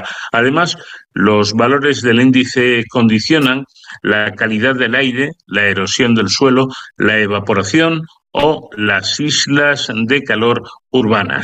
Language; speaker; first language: Spanish; native; Spanish